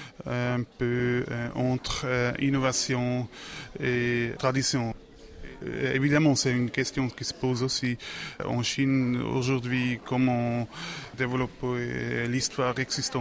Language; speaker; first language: French; non-native, local second language; German